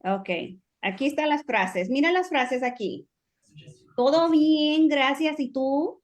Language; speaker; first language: Spanish; early bilingual, other home language; English